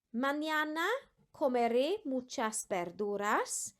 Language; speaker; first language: Spanish; non-native, fluent; Welsh